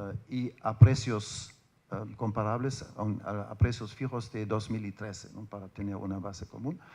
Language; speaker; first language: Spanish; non-native, fluent; German